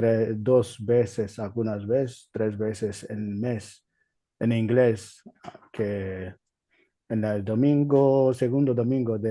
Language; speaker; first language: Spanish; non-native, learner; Igbo